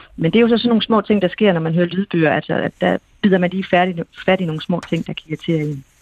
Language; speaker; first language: Danish; native; Danish